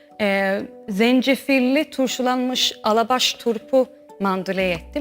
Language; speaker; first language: Turkish; early bilingual, heritage; Turkish